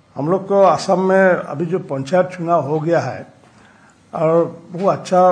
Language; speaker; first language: Hindi; non-native, local second language; Assamese